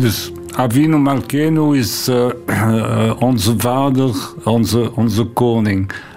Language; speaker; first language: Dutch; non-native, local second language; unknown